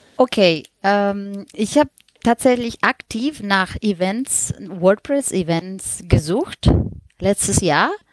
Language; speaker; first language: German; non-native, fluent; Spanish